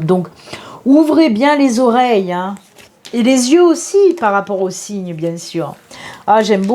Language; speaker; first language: French; native; French